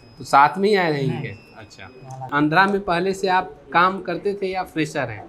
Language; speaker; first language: Hindi; native; Hindi